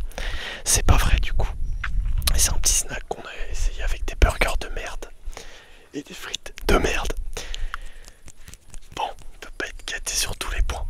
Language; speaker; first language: French; native; French